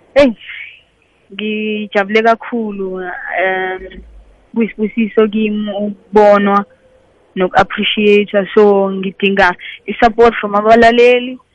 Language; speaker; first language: Zulu; native; Zulu